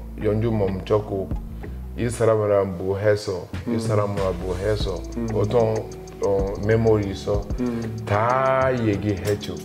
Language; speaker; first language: Korean; non-native, learner; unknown